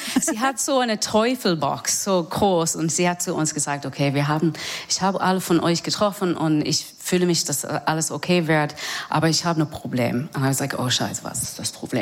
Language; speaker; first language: German; non-native, fluent; English